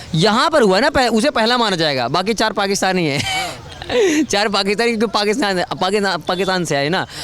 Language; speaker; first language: Hindi; native; Hindi